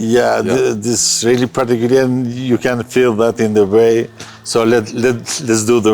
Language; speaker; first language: English; non-native, learner; Albanian